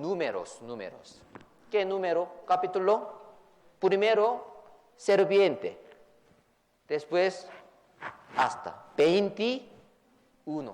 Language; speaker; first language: Spanish; non-native, fluent; Korean